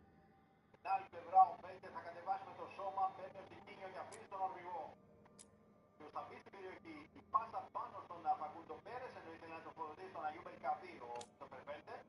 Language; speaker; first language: Greek; native; Greek